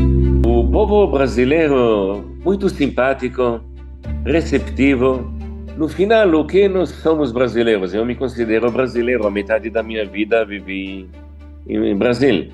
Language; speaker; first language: Portuguese; non-native, fluent; Hebrew